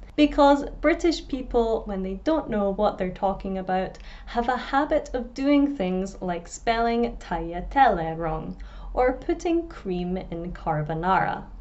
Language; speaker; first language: English; native; English